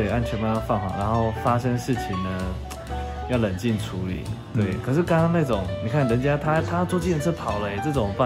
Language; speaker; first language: Chinese; native; Chinese